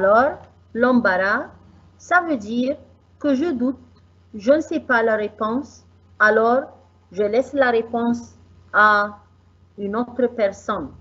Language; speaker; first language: French; non-native, fluent; Arabic